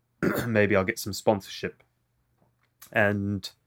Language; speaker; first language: English; native; English